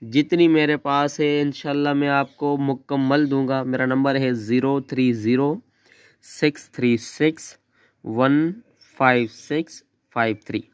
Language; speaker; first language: Urdu; non-native, local second language; Sindhi